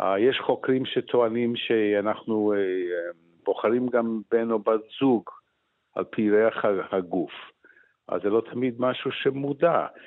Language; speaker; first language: Hebrew; non-native, fluent; English